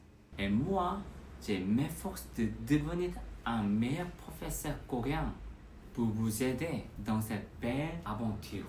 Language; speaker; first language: French; non-native, fluent; Korean